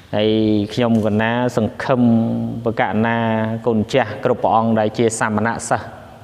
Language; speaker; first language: Khmer; native; Khmer